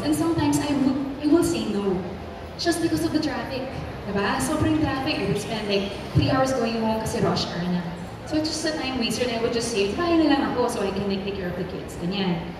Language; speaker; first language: English; non-native, local second language; Filipino